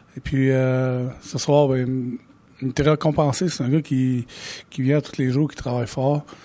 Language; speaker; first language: French; native; French